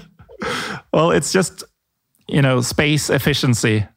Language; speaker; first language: English; non-native, fluent; Norwegian